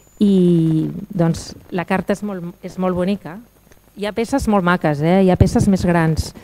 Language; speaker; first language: Catalan; native; Catalan